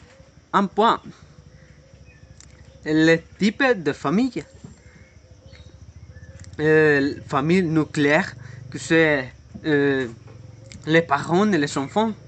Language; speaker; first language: French; non-native, learner; Spanish